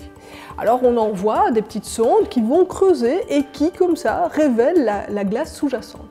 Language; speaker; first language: French; native; French